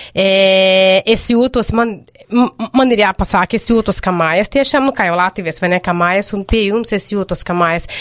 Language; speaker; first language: Latvian; non-native, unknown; Portuguese